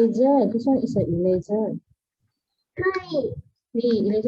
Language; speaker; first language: English; non-native, local second language; Chinese